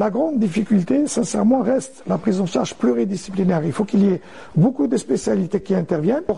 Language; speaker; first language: French; non-native, local second language; Arabic